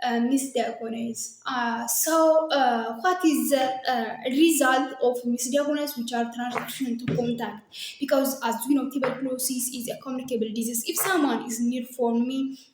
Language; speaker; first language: English; non-native, local second language; Amharic